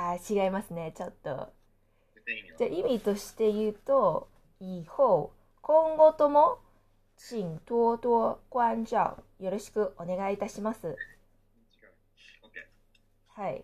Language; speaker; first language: Japanese; non-native, fluent; Chinese